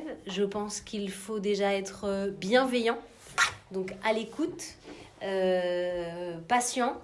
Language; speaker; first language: French; native; French